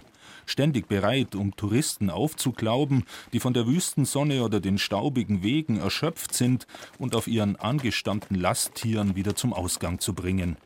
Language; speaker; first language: German; native; German